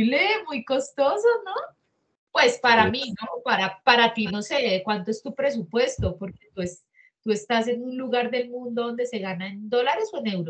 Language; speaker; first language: Spanish; native; Spanish